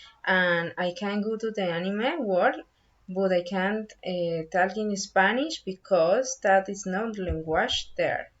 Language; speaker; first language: English; non-native, learner; Spanish